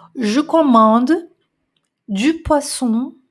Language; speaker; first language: French; non-native, fluent; Portuguese